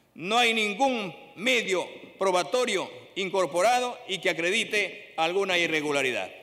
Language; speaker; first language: Spanish; native; Spanish